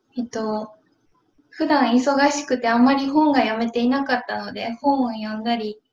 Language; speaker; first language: Japanese; native; Japanese